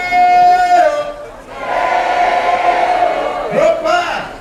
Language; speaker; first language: English; native; English